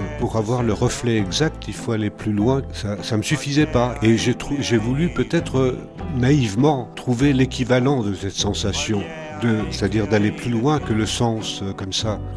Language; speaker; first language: French; non-native, local second language; Swiss German